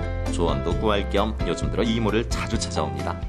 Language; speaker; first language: Korean; native; Korean